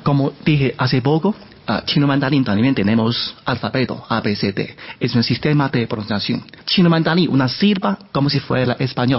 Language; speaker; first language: Spanish; non-native, learner; Chinese